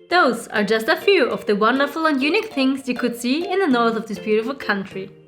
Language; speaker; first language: English; non-native, fluent; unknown